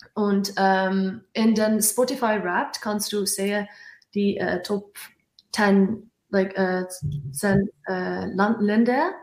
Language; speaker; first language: German; non-native, learner; Dutch